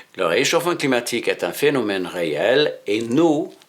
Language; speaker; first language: French; non-native, fluent; English